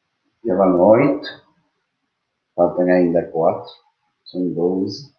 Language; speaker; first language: Portuguese; non-native, learner; Spanish